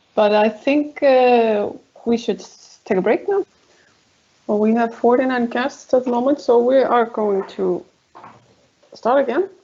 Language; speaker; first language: English; non-native, fluent; Icelandic